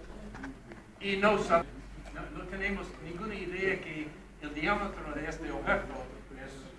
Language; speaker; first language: Spanish; non-native, fluent; English